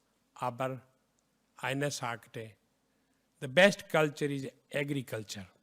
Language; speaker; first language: German; non-native, learner; Hindi